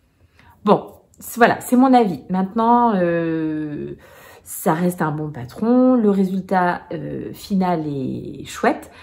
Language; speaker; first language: French; native; French